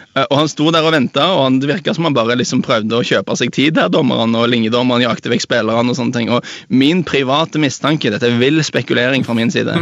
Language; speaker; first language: Norwegian; native; Norwegian